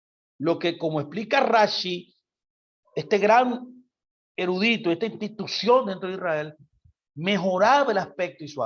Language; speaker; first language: Spanish; native; Spanish